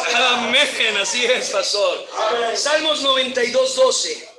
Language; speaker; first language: Spanish; native; Spanish